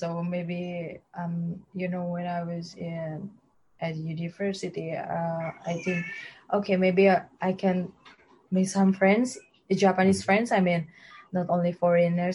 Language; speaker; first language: English; non-native, learner; Indonesian